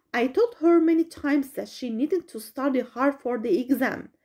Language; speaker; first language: English; non-native, fluent; Azerbaijani